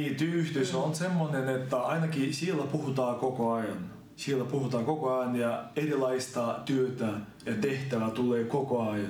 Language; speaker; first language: Finnish; non-native, fluent; Ukrainian